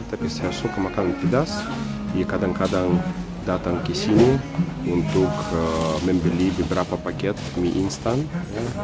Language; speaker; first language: Indonesian; non-native, fluent; Russian